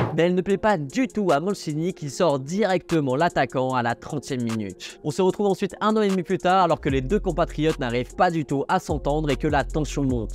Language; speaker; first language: French; native; French